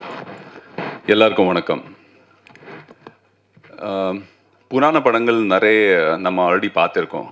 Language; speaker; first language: Tamil; non-native, fluent; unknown